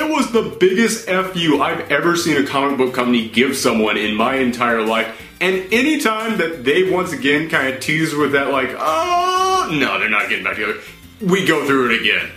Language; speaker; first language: English; native; English